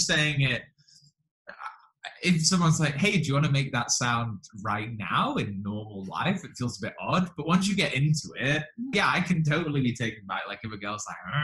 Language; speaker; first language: English; native; English